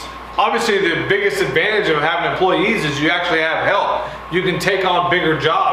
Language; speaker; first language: English; native; English